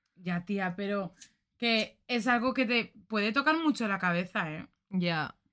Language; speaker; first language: Spanish; native; Spanish